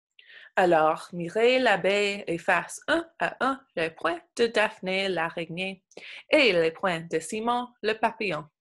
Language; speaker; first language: French; non-native, local second language; English